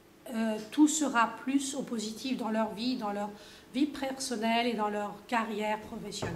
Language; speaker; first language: French; non-native, fluent; Greek